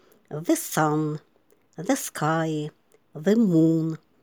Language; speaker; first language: English; non-native, fluent; Ukrainian